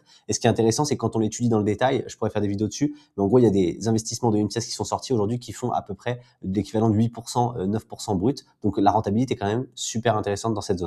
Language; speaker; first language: French; native; French